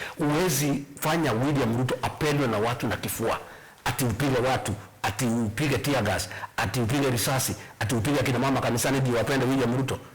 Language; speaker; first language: Swahili; non-native, local second language; Kikuyu